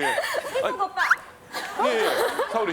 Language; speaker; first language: Korean; native; Korean